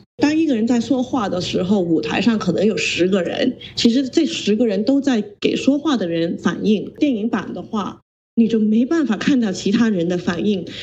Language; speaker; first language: Chinese; non-native, local second language; Cantonese